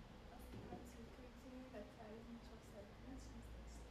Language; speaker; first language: Turkish; non-native, fluent; Hungarian